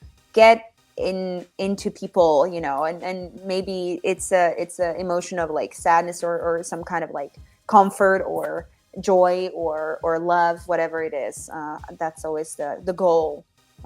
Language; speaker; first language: English; non-native, fluent; Finnish